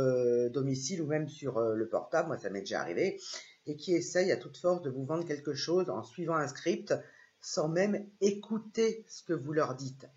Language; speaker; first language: French; native; French